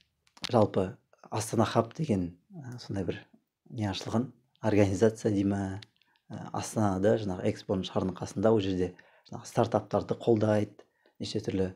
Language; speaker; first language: Kazakh; native; Kazakh